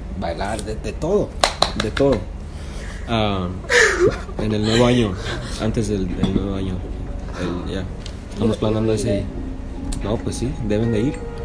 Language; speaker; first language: Spanish; early bilingual, heritage; Spanish